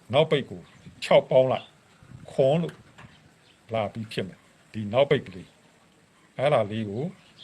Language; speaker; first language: Burmese; non-native, local second language; Shan